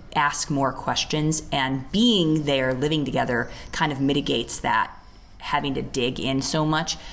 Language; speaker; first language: English; native; English